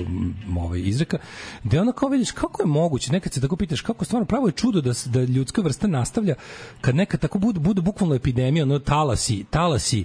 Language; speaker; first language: Serbian; native; Serbian